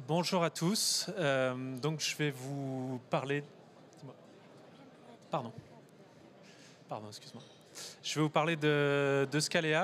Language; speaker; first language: French; native; French